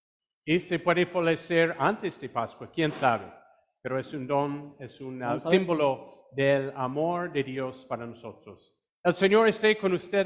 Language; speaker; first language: Spanish; non-native, fluent; English